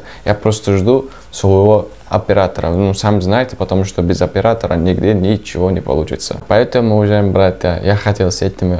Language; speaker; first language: Russian; non-native, fluent; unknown